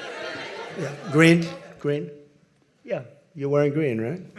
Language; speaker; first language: English; native; English